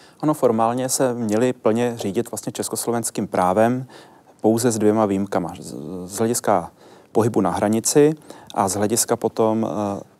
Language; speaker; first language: Czech; native; Czech